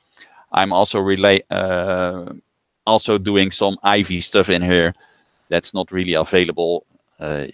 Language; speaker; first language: English; non-native, fluent; Dutch